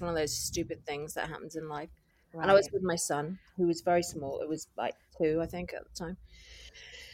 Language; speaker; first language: English; native; English